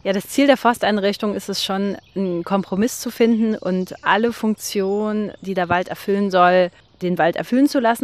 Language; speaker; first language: German; native; German